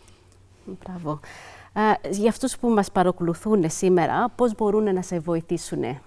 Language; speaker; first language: Greek; early bilingual, other home language; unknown